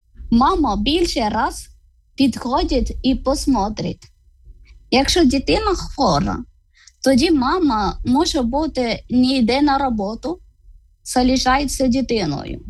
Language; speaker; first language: Ukrainian; non-native, learner; Malayalam